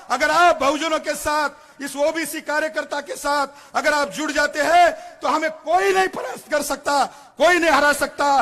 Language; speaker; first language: Hindi; non-native, local second language; Marathi